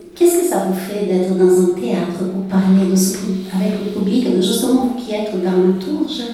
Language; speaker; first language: French; non-native, fluent; Portuguese